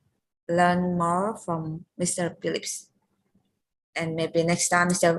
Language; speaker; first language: English; non-native, learner; Indonesian